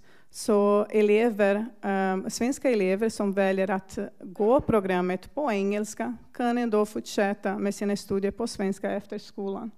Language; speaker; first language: Swedish; non-native, fluent; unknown